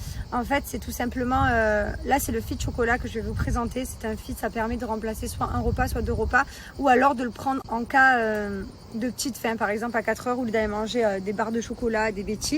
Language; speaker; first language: French; native; French